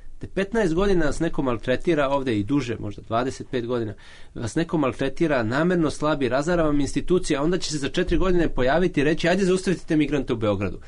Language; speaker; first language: Serbian; native; Serbian